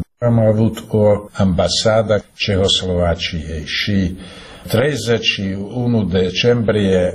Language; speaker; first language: Romanian; non-native, fluent; Czech